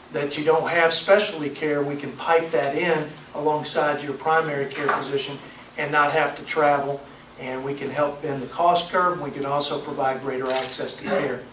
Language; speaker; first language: English; native; English